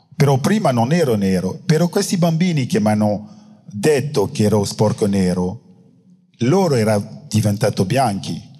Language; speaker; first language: Italian; non-native, fluent; French